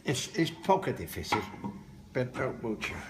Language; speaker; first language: Spanish; non-native, learner; English